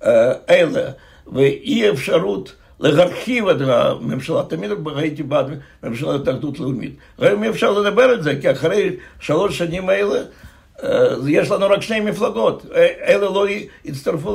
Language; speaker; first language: Hebrew; non-native, fluent; Russian